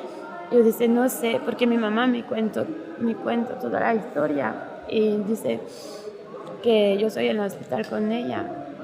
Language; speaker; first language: Spanish; non-native, learner; French